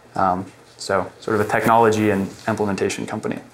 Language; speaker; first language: English; native; English